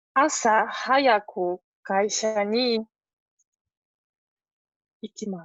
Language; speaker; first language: Japanese; non-native, learner; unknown